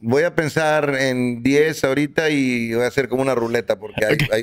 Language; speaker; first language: Spanish; native; Spanish